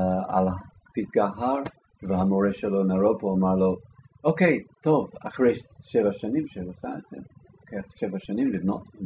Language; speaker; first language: Hebrew; non-native, fluent; English